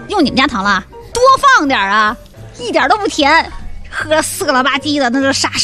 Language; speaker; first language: Chinese; native; Chinese